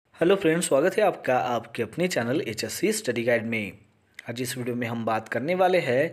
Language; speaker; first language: Hindi; native; Hindi